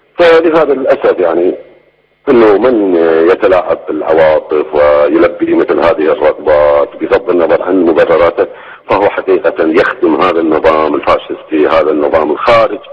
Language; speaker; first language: Arabic; native; Arabic